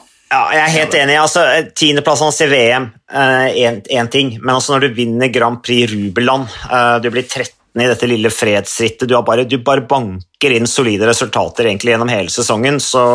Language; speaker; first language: Norwegian; native; Norwegian